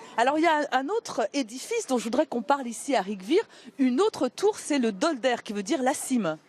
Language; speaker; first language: French; native; French